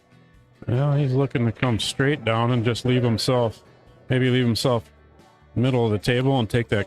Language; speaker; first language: English; native; English